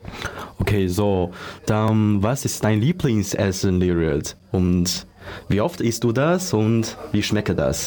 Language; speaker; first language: German; non-native, learner; Chinese